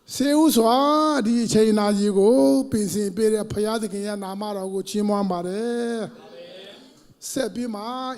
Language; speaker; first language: Burmese; non-native, local second language; Tedim Chin